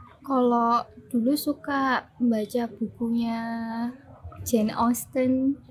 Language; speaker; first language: Indonesian; early bilingual, other home language; German